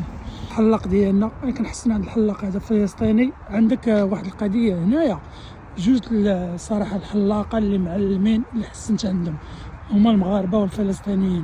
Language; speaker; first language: Arabic; native; Arabic